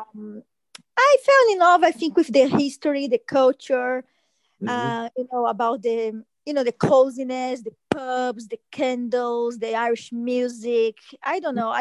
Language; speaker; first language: English; non-native, fluent; Portuguese